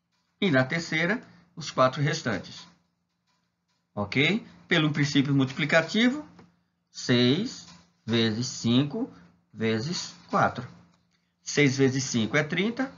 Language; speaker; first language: Portuguese; native; Portuguese